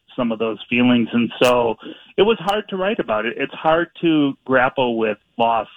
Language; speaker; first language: English; native; English